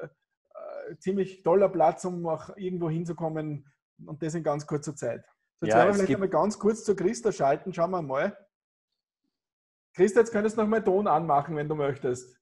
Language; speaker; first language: German; native; German